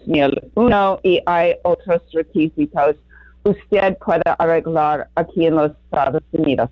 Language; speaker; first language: Spanish; non-native, learner; English